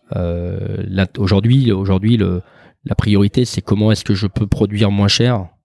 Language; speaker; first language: French; native; French